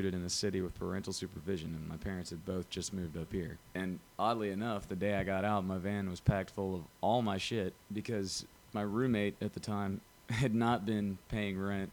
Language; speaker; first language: English; native; English